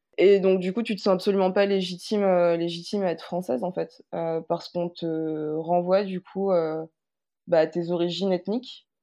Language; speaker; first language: French; native; French